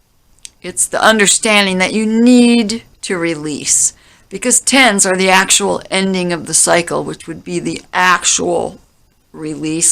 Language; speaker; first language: English; native; English